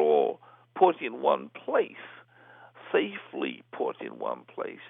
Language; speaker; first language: English; native; English